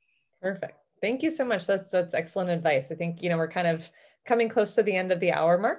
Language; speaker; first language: English; native; English